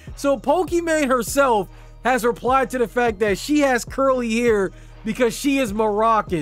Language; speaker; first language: English; native; English